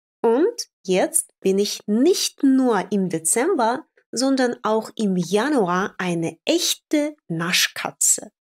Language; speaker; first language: German; non-native, fluent; Russian